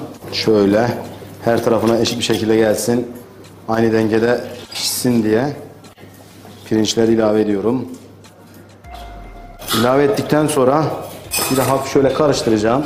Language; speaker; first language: Turkish; native; Turkish